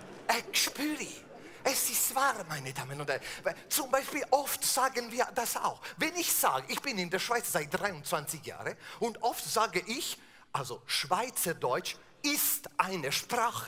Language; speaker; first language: German; non-native, fluent; Italian